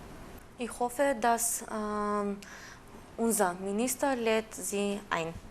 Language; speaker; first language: German; non-native, fluent; Macedonian